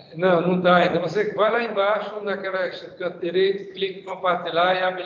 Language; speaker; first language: Portuguese; native; Portuguese